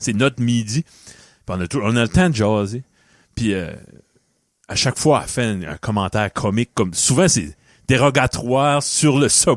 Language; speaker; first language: French; native; French